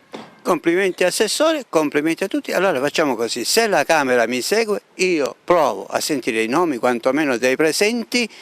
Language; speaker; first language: Italian; native; Italian